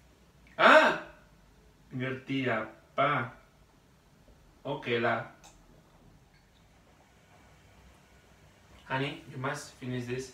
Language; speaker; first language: English; non-native, learner; Spanish